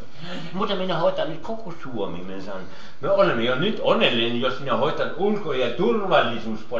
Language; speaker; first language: Finnish; non-native, learner; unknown